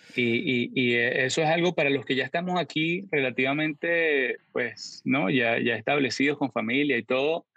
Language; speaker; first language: Spanish; native; Spanish